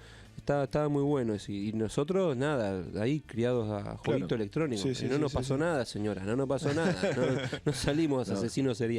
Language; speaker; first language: Spanish; native; Spanish